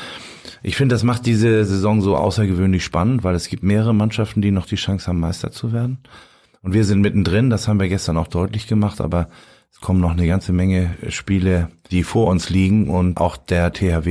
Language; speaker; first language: German; native; German